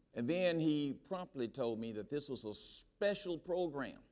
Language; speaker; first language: English; native; English